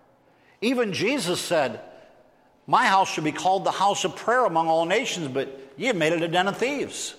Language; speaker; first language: English; native; English